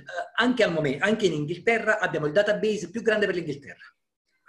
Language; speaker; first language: Italian; native; Italian